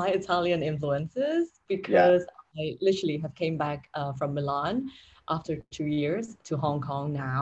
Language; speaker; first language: English; non-native, local second language; Cantonese